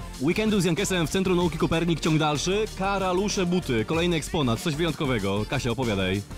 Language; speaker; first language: Polish; native; Polish